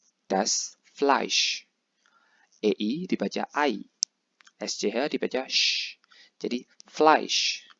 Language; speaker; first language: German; non-native, fluent; Indonesian